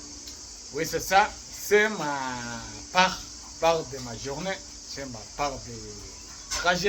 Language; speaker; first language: French; non-native, learner; Arabic